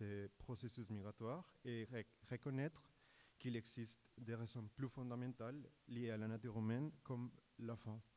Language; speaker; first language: French; non-native, fluent; Spanish